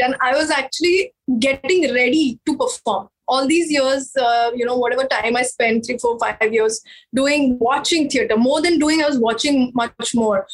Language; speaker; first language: English; non-native, local second language; Marathi